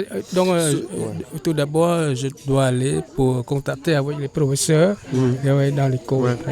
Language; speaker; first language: French; non-native, learner; Khmer